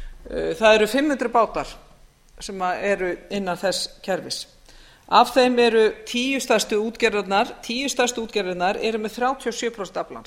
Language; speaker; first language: Icelandic; native; Icelandic